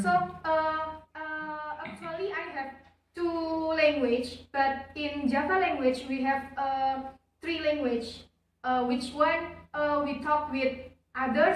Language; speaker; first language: English; non-native, learner; Javanese